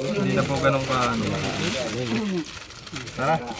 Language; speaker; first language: Filipino; native; Filipino